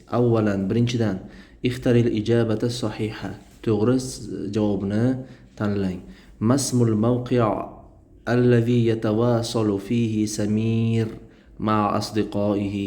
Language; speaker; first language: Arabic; non-native, fluent; Uzbek